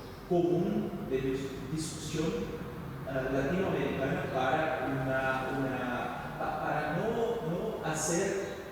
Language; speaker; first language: Spanish; non-native, fluent; Portuguese